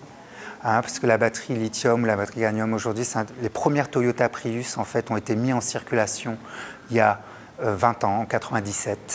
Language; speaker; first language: French; native; French